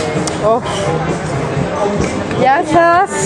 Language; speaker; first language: Greek; non-native, learner; Armenian